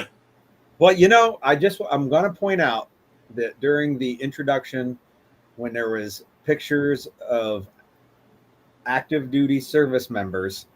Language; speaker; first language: English; native; English